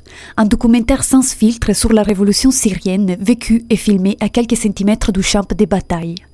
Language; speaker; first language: French; native; French